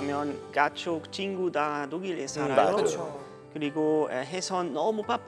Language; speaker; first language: Korean; non-native, learner; German